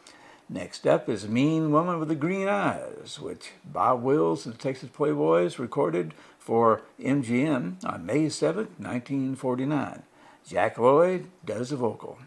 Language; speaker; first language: English; native; English